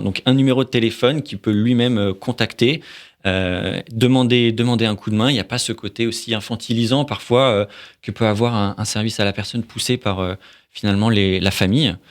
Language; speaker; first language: French; native; French